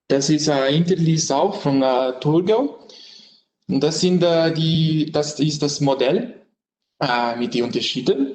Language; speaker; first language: German; non-native, learner; French